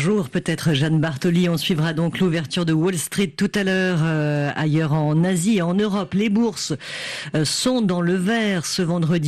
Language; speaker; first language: French; native; French